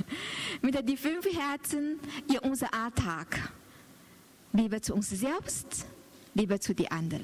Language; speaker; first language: German; non-native, learner; Chinese